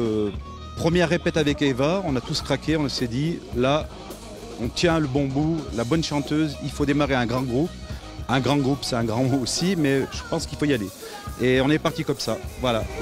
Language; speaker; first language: French; native; French